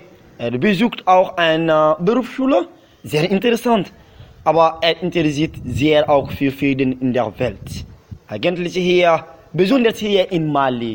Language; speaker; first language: German; non-native, fluent; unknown